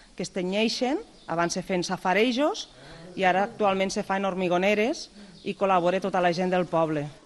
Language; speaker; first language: Catalan; native; Catalan